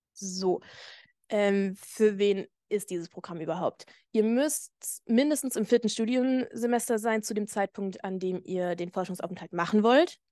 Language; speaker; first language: German; native; German